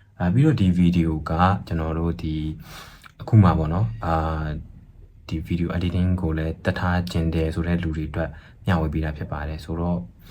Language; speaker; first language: Burmese; native; Burmese